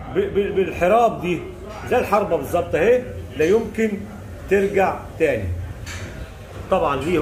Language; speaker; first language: Arabic; native; Arabic